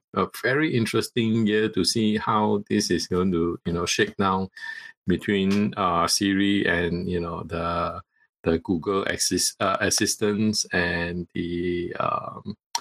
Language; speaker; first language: English; non-native, local second language; Cantonese